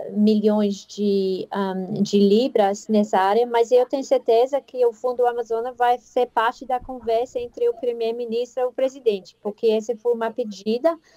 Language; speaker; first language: Portuguese; non-native, fluent; English